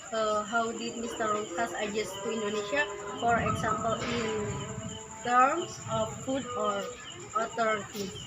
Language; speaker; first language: English; non-native, learner; Indonesian